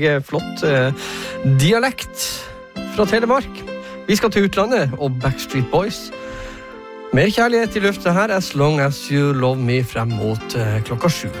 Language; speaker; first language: Norwegian; native; Norwegian